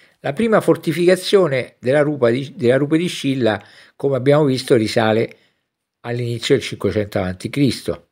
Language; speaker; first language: Italian; native; Italian